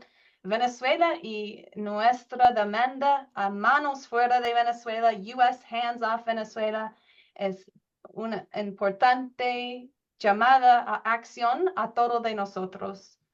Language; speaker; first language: Spanish; non-native, learner; English